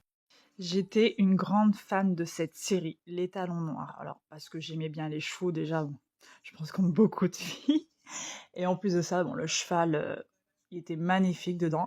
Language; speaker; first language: French; native; French